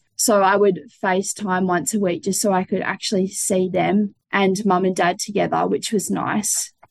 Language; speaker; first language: English; native; English